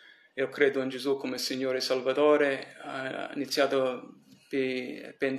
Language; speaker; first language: Italian; early bilingual, heritage; English